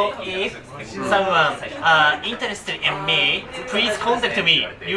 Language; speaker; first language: English; non-native, learner; Japanese